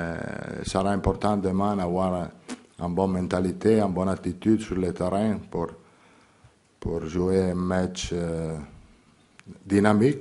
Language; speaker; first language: French; non-native, learner; Italian